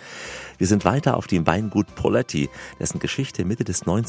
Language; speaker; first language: German; native; German